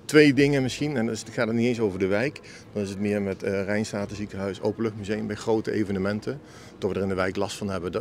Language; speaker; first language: Dutch; native; Dutch